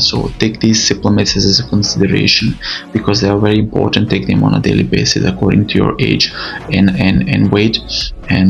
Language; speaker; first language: English; non-native, fluent; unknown